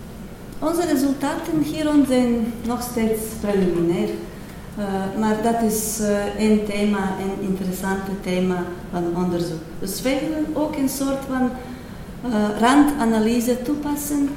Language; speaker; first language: Dutch; non-native, fluent; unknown